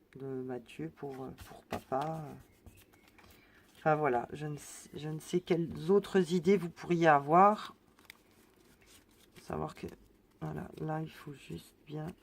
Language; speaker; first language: French; native; French